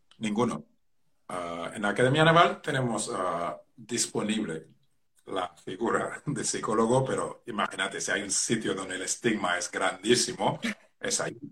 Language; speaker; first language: Spanish; non-native, fluent; Wolof